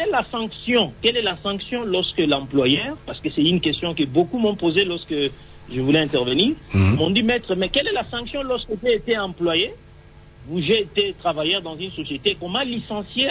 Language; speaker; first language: French; non-native, local second language; Swahili